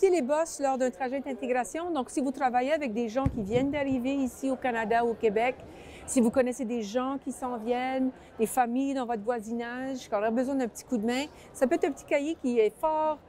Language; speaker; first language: French; native; French